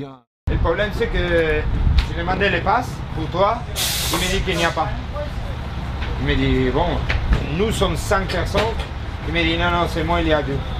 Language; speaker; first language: French; non-native, learner; Spanish